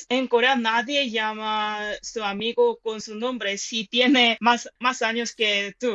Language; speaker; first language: Spanish; non-native, fluent; Korean